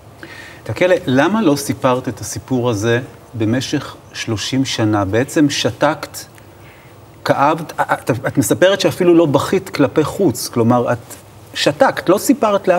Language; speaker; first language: Hebrew; native; Hebrew